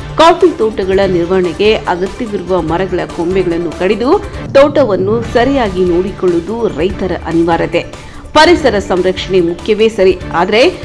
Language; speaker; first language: Kannada; native; Kannada